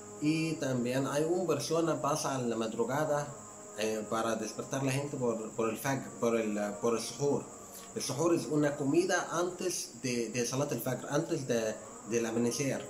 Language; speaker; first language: Spanish; non-native, learner; Arabic